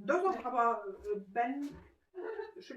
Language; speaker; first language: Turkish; non-native, learner; Bosnian